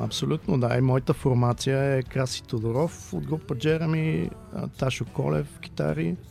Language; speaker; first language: Bulgarian; early bilingual, heritage; Bulgarian